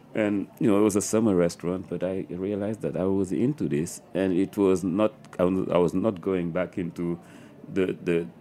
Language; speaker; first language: English; non-native, fluent; French